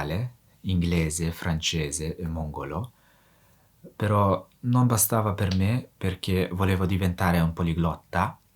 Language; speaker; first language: Italian; non-native, fluent; Mongolian